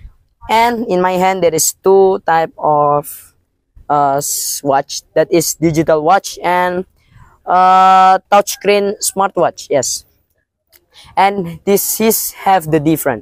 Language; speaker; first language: English; non-native, learner; Indonesian